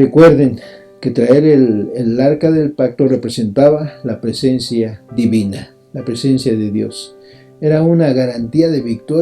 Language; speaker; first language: Spanish; native; Spanish